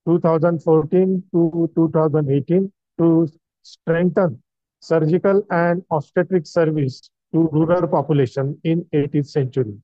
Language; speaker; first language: English; non-native, local second language; Marathi